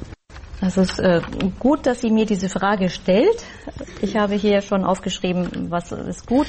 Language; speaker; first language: German; non-native, learner; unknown